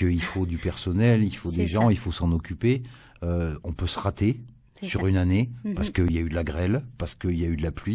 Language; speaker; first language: French; native; French